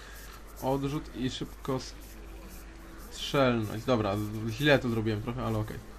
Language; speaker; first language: Polish; native; Polish